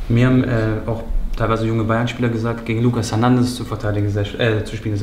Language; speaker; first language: German; native; German